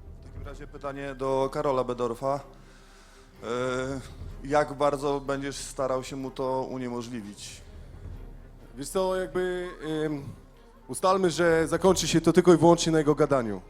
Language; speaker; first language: Polish; native; Polish